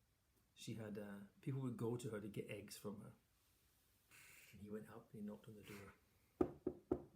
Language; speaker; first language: English; native; English